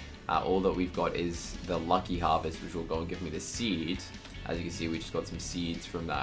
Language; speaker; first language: English; native; English